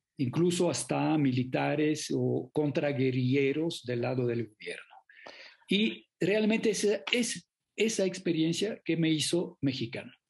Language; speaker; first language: Spanish; non-native, fluent; French